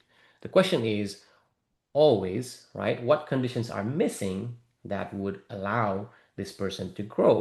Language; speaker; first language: English; non-native, fluent; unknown